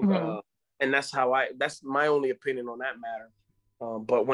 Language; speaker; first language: English; non-native, fluent; Spanish